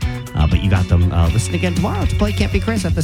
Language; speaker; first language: English; native; English